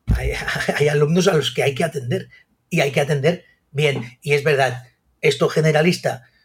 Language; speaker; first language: Spanish; native; Spanish